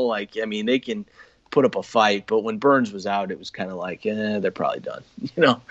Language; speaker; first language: English; native; English